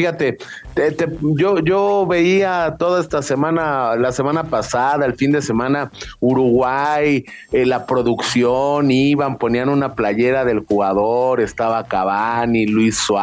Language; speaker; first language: Spanish; native; Spanish